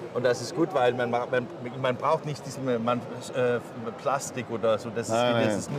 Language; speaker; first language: German; non-native, learner; Danish